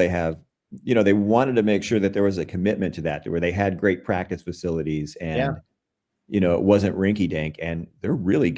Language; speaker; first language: English; native; English